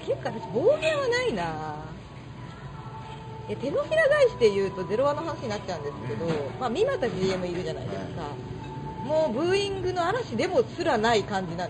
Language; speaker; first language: Japanese; native; Japanese